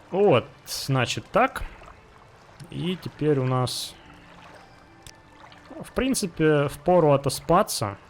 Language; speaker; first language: Russian; native; Russian